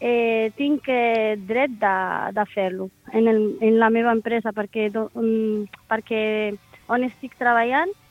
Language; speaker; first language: Catalan; non-native, learner; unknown